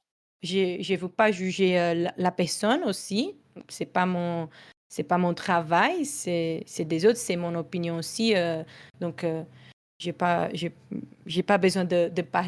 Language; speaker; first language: French; non-native, fluent; Portuguese